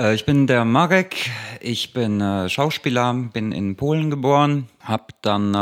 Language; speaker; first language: German; early bilingual, other home language; Polish